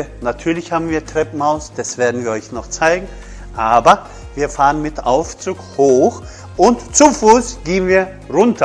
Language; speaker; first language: German; non-native, fluent; Turkish